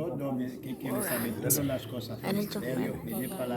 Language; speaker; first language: Spanish; non-native, learner; Haitian Creole